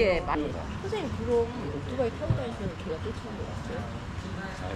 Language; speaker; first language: Korean; native; Korean